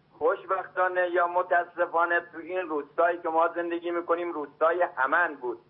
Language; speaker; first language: Persian; native; Persian